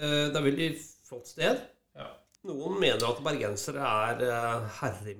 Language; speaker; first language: Norwegian; native; Norwegian